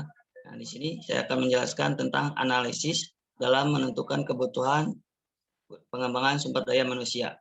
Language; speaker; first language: Indonesian; native; Indonesian